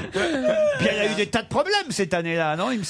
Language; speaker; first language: French; native; French